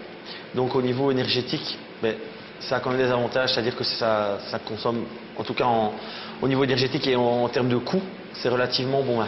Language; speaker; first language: French; native; French